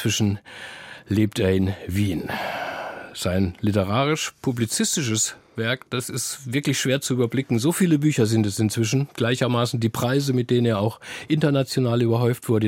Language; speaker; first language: German; native; German